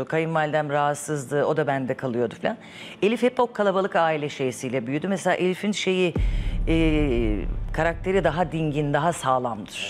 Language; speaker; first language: Turkish; native; Turkish